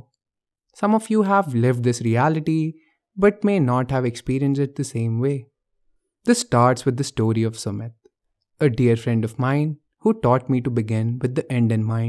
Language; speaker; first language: English; non-native, local second language; Hindi